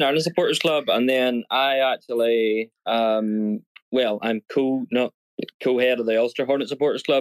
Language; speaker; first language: English; native; English